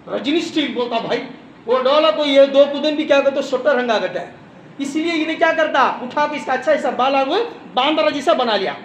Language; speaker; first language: Hindi; non-native, local second language; Tamil